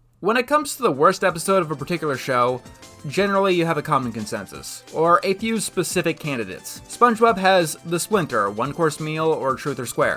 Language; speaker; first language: English; native; English